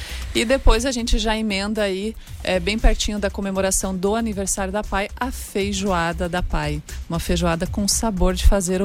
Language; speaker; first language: Portuguese; native; Portuguese